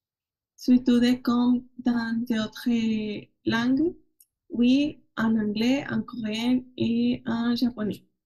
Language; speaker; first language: French; non-native, learner; Spanish